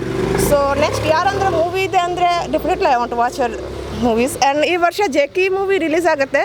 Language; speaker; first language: Kannada; non-native, local second language; Bangla